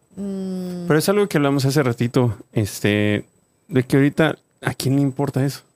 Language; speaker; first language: Spanish; native; Spanish